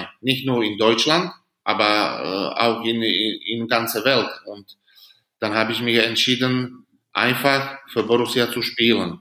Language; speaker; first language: German; non-native, fluent; Slovak